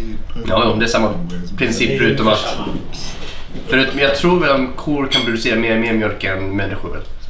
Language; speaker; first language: Swedish; native; Swedish